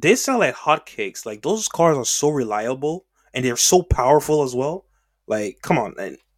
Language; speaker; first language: English; native; English